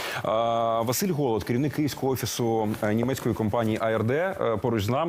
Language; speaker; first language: Ukrainian; native; Ukrainian